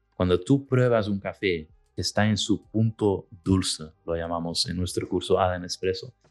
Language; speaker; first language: Spanish; non-native, fluent; Dutch